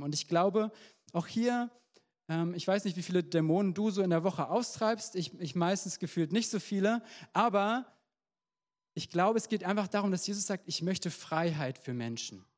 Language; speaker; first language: German; native; German